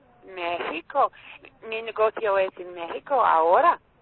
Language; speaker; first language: Spanish; non-native, learner; English